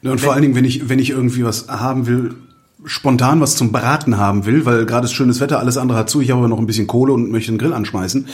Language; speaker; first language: German; native; German